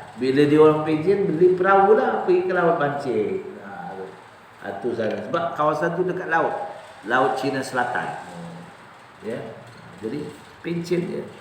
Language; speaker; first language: Malay; native; Malay